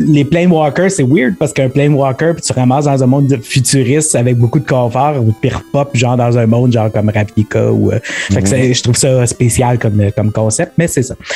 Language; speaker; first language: French; native; French